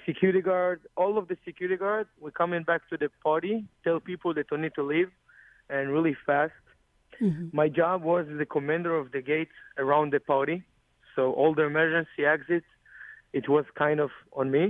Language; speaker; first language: English; non-native, learner; Hebrew